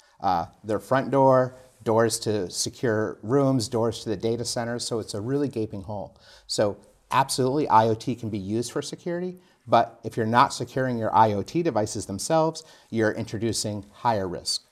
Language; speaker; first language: English; native; English